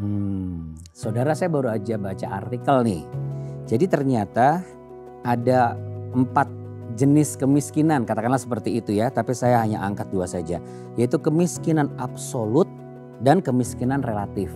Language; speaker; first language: Indonesian; native; Indonesian